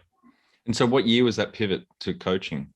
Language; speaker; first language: English; native; English